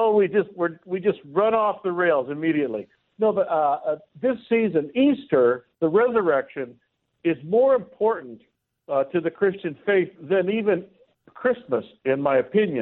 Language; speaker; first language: English; native; English